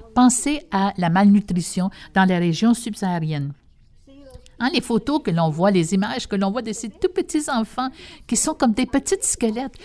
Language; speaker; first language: French; non-native, fluent; English